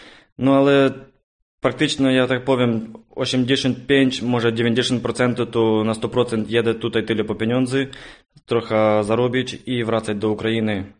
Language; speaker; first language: Polish; non-native, learner; Ukrainian